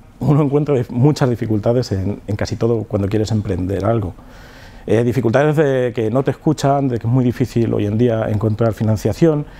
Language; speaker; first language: Spanish; native; Spanish